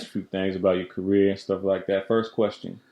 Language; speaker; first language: English; native; English